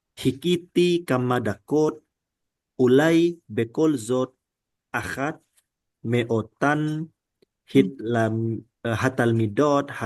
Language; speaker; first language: Hebrew; non-native, learner; Indonesian